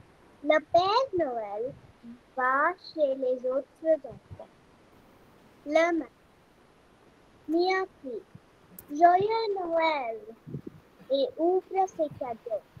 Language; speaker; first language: French; non-native, learner; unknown